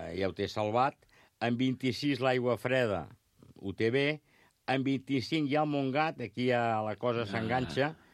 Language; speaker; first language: Catalan; native; Catalan